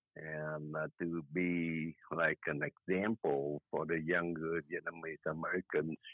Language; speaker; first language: English; non-native, fluent; Vietnamese